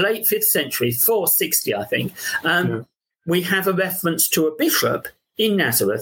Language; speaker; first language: English; native; English